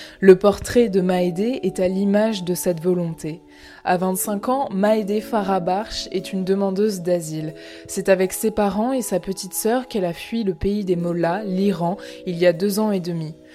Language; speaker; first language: French; native; French